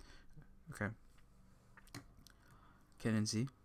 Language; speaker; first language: German; non-native, learner; English